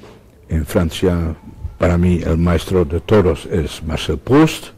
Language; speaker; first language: Spanish; non-native, fluent; Dutch